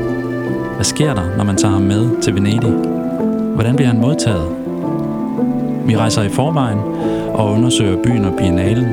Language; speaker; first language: Danish; native; Danish